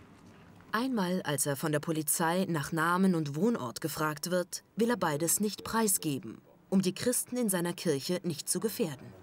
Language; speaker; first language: German; native; German